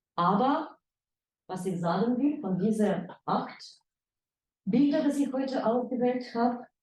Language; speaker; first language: German; non-native, fluent; Ukrainian